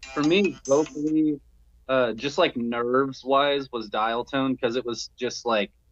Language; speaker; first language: English; native; English